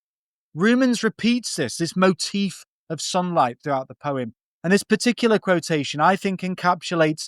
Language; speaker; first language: English; native; English